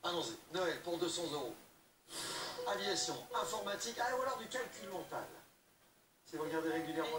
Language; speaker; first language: French; native; French